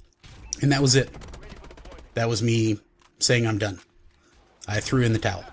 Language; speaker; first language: English; native; English